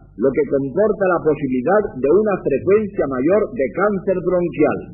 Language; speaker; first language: Spanish; native; Spanish